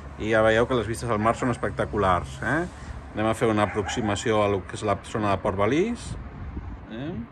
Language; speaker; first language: Catalan; non-native, local second language; Spanish